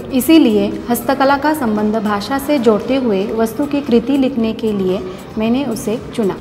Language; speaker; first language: Hindi; non-native, local second language; Marathi